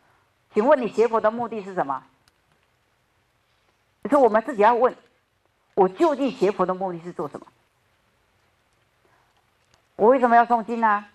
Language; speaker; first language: Chinese; native; Chinese